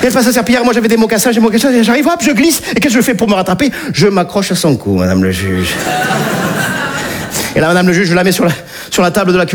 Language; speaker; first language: French; native; French